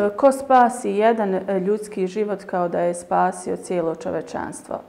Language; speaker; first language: Bosnian; native; Bosnian